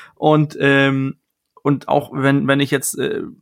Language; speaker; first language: German; non-native, fluent; Danish